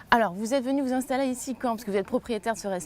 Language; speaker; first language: French; native; French